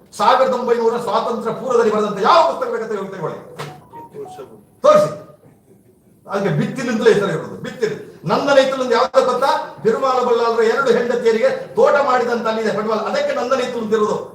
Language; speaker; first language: Kannada; non-native, local second language; Tulu